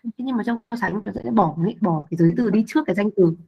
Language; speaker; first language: Vietnamese; native; Vietnamese